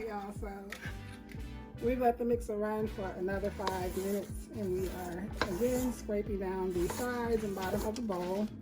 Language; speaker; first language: English; native; English